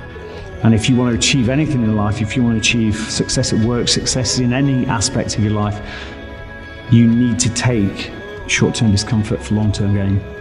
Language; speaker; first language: English; native; English